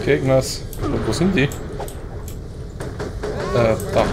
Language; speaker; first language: German; native; German